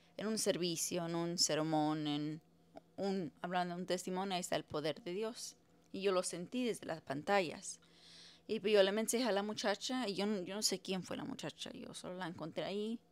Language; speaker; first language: Spanish; early bilingual, heritage; Spanish